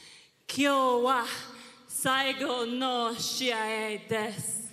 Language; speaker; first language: Japanese; non-native, learner; English